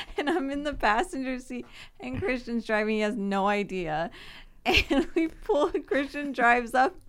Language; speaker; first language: English; native; English